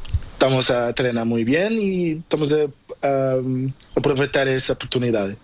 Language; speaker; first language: Spanish; non-native, learner; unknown